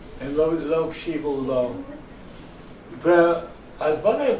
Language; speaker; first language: Hebrew; non-native, fluent; English